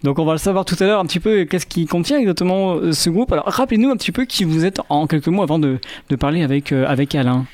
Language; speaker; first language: French; native; French